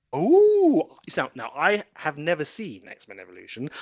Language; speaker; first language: English; native; English